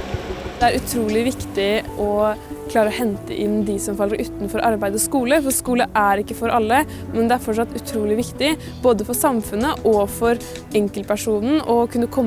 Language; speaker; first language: Norwegian; native; Norwegian